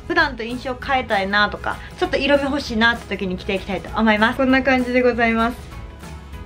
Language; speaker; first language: Japanese; native; Japanese